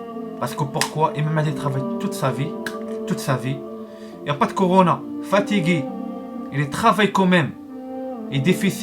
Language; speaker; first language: French; non-native, learner; Arabic